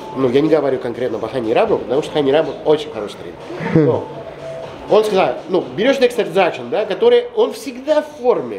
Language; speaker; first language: Russian; non-native, fluent; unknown